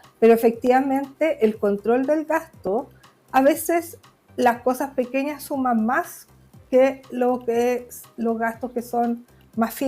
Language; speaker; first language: Spanish; native; Spanish